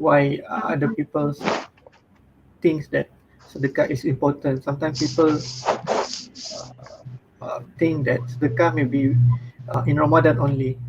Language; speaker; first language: English; non-native, fluent; Malay